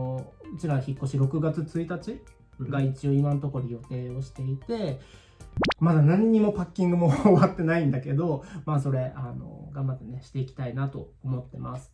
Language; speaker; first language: Japanese; native; Japanese